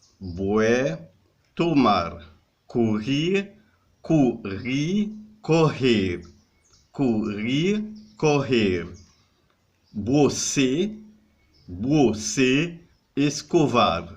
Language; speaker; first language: Portuguese; non-native, learner; Haitian Creole